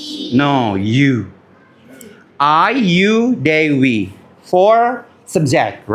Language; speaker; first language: English; non-native, learner; Indonesian